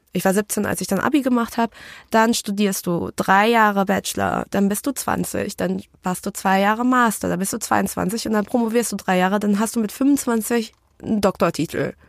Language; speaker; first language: German; early bilingual, other home language; Vietnamese